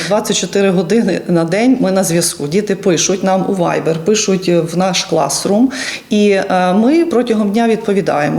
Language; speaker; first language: Ukrainian; native; Ukrainian